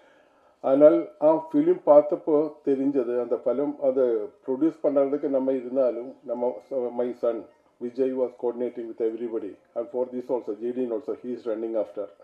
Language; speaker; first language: Tamil; non-native, learner; Malayalam